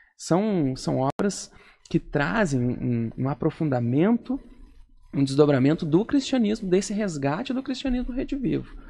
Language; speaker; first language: Portuguese; native; Portuguese